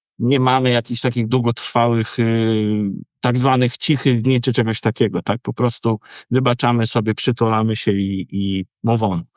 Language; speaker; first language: Polish; native; Polish